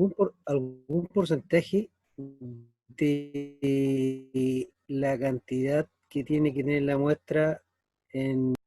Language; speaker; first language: Spanish; native; Spanish